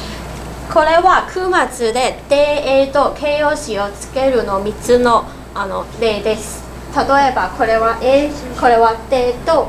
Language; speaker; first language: Japanese; non-native, learner; Cantonese